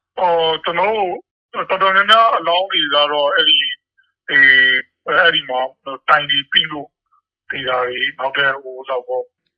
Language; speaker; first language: Burmese; non-native, local second language; Rohingya